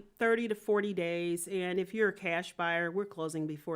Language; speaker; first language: English; native; English